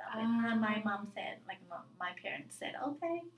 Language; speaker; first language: English; non-native, fluent; Japanese